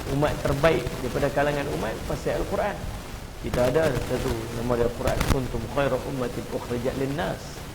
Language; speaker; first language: Malay; native; Malay